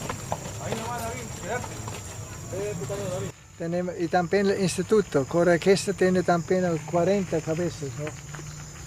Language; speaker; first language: Spanish; non-native, fluent; Italian